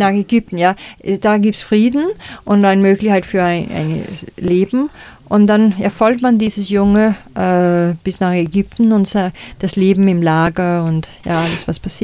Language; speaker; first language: German; non-native, fluent; Danish